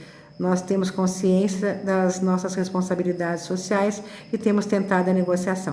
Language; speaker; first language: Portuguese; native; Portuguese